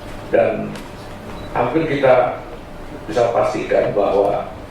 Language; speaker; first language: Indonesian; native; Indonesian